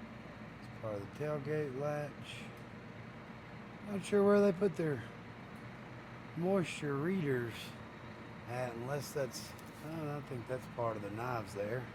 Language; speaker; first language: English; native; English